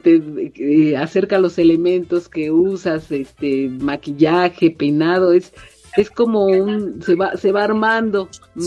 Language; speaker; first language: Spanish; native; Spanish